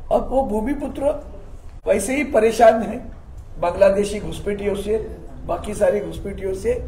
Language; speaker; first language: Hindi; non-native, local second language; Marathi